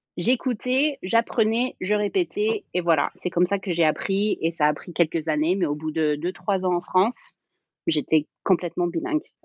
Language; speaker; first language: French; early bilingual, heritage; French